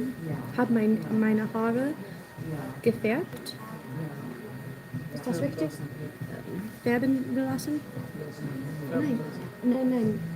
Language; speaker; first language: German; non-native, learner; English